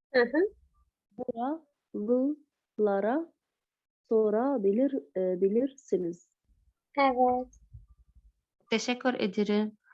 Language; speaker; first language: Turkish; non-native, learner; Arabic